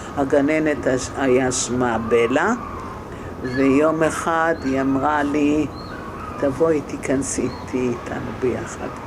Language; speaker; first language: Hebrew; early bilingual, other home language; German